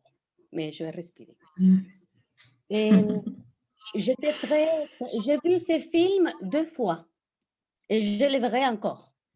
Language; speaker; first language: French; non-native, fluent; Spanish